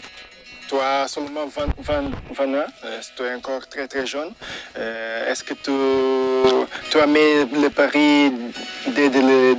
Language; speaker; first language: French; non-native, fluent; Portuguese